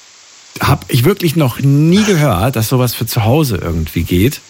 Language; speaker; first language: German; native; German